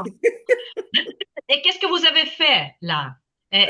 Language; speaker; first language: French; non-native, fluent; Ukrainian